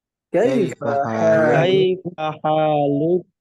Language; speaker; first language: Arabic; non-native, learner; Indonesian